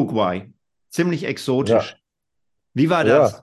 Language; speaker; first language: German; native; German